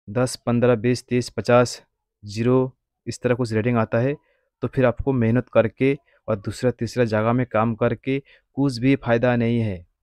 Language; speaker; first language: Hindi; non-native, local second language; Bangla